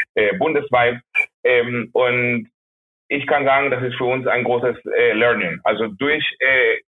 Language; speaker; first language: German; non-native, fluent; Spanish